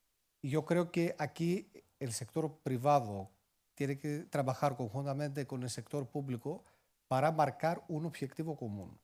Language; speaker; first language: Spanish; non-native, fluent; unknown